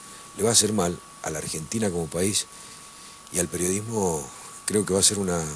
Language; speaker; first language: Spanish; native; Spanish